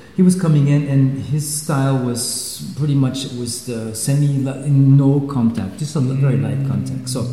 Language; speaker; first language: English; non-native, fluent; Swiss German